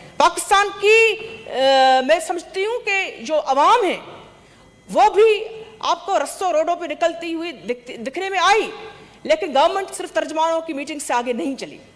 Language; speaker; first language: Urdu; non-native, local second language; Sindhi